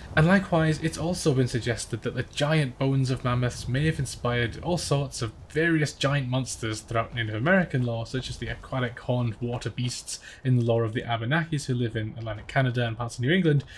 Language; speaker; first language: English; native; English